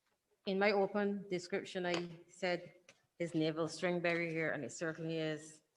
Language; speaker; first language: English; native; English